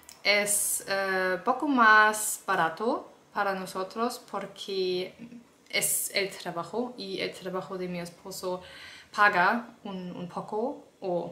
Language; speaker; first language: Spanish; non-native, learner; German